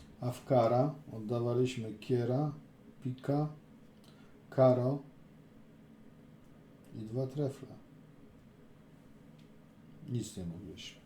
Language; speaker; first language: Polish; native; Polish